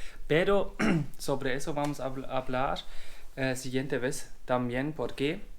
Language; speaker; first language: Spanish; non-native, learner; German